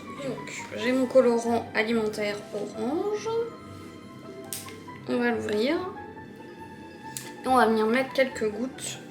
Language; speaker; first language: French; native; French